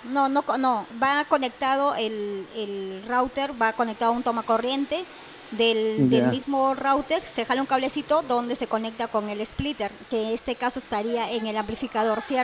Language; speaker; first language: Spanish; native; Spanish